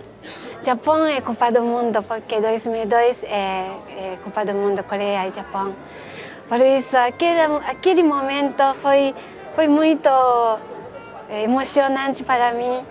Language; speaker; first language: Portuguese; non-native, fluent; Japanese